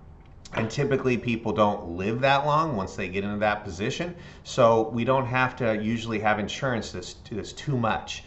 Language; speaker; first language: English; native; English